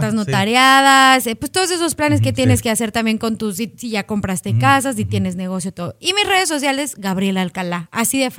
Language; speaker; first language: Spanish; native; Spanish